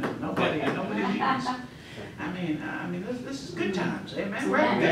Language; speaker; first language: English; native; English